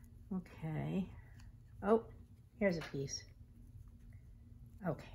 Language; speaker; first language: English; native; English